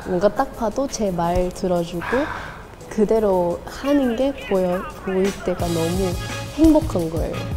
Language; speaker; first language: Korean; non-native, fluent; Thai